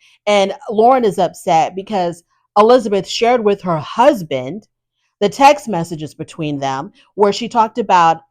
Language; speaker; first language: English; native; English